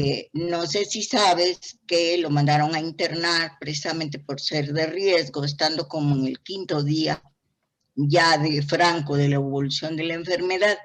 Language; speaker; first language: Spanish; native; Spanish